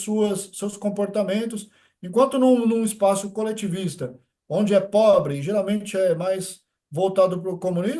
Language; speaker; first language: Portuguese; native; Portuguese